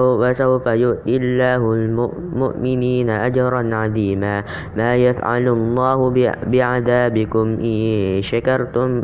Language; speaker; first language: Arabic; non-native, learner; Indonesian